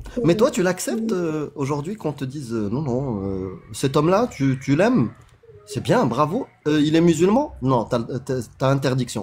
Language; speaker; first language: French; native; French